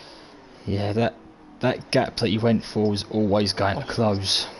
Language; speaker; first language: English; native; English